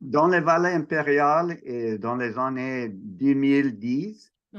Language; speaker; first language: French; non-native, learner; English